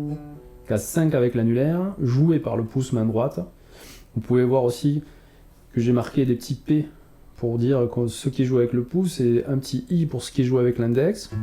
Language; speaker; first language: French; native; French